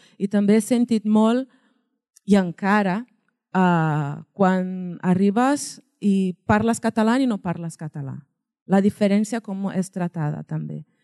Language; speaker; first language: Catalan; non-native, fluent; Portuguese